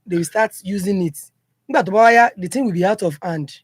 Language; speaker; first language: English; non-native, local second language; Yoruba